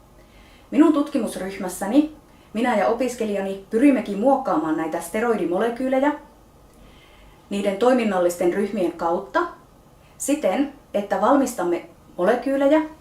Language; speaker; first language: Finnish; native; Finnish